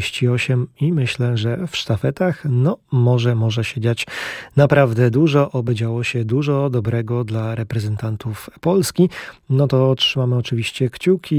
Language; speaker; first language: Polish; native; Polish